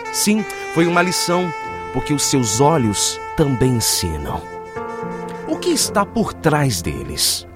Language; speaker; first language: Portuguese; native; Portuguese